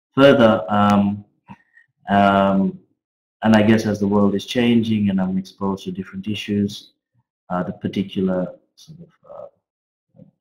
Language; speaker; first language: English; native; English